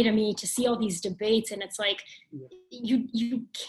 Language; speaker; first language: English; early bilingual, other home language; Bulgarian